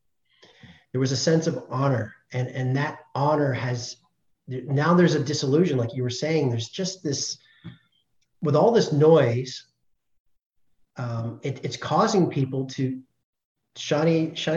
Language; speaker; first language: English; native; English